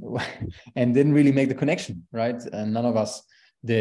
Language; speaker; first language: English; non-native, fluent; German